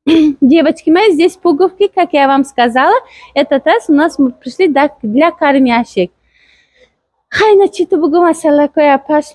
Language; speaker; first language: Russian; non-native, local second language; Tajik